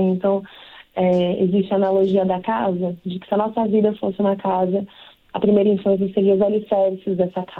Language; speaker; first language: Portuguese; native; Portuguese